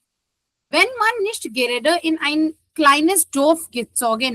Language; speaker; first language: German; non-native, fluent; Hindi